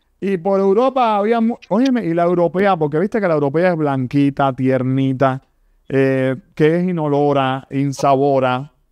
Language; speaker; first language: Spanish; native; Spanish